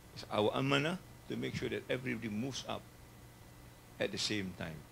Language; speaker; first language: English; non-native, local second language; Malay